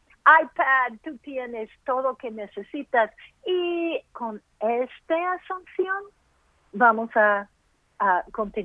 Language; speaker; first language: Spanish; early bilingual, heritage; English